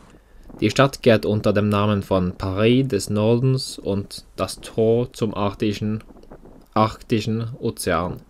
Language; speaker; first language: German; non-native, learner; Norwegian